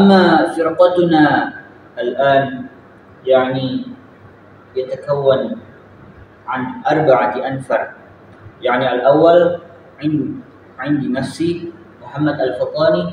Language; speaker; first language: Arabic; non-native, learner; Indonesian